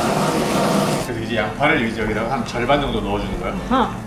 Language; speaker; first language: Korean; native; Korean